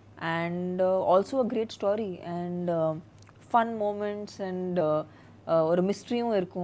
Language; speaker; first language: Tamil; non-native, fluent; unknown